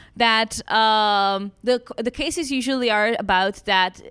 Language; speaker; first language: English; non-native, fluent; Czech